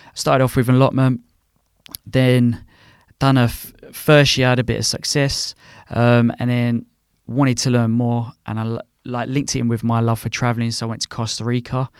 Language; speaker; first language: English; native; English